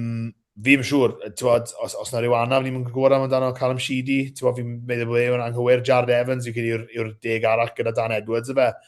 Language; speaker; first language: Welsh; native; Welsh